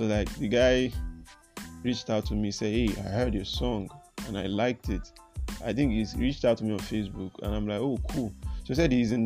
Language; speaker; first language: English; non-native, local second language; Yoruba